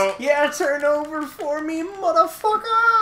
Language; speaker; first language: English; native; English